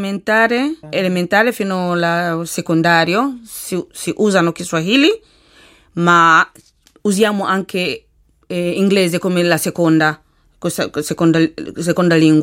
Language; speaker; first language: Italian; non-native, learner; Swahili